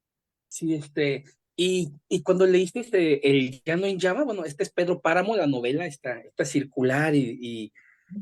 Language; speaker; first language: Spanish; native; Spanish